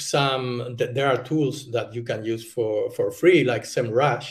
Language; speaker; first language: English; non-native, fluent; Spanish